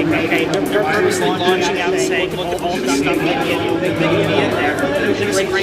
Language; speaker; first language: English; native; English